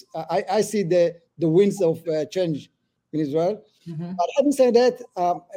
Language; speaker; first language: English; early bilingual, other home language; Amharic